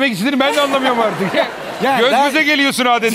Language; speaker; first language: Turkish; native; Turkish